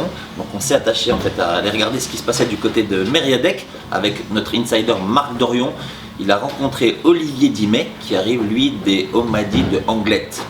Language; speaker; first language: French; native; French